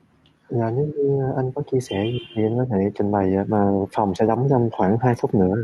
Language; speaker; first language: Vietnamese; native; Vietnamese